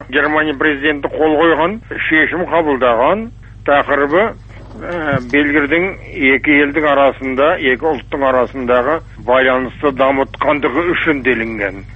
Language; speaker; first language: Kazakh; non-native, local second language; German